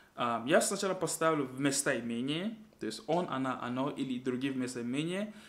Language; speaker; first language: Russian; non-native, fluent; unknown